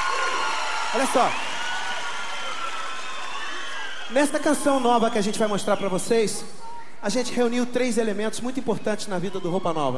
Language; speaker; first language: Portuguese; native; Portuguese